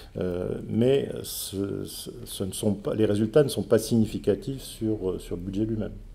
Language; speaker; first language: French; native; French